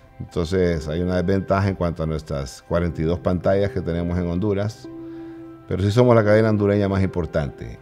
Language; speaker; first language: Spanish; native; Spanish